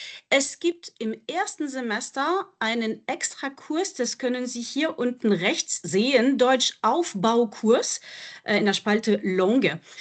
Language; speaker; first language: German; non-native, fluent; French